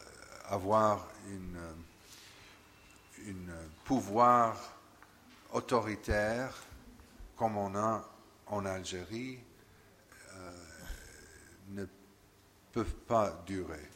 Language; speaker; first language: French; non-native, fluent; English